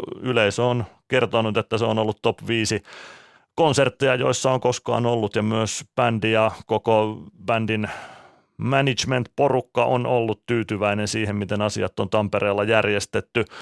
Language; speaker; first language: Finnish; native; Finnish